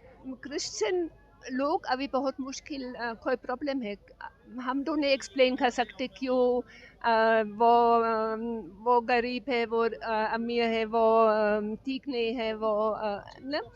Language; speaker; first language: Hindi; non-native, learner; German